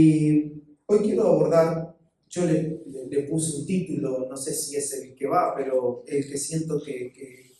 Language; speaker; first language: Spanish; native; Spanish